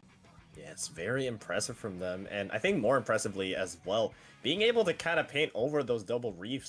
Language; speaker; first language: English; native; English